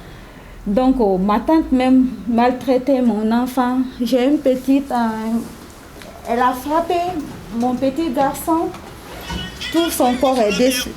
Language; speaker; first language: French; non-native, local second language; Susu